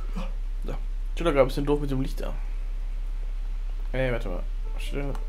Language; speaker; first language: German; native; German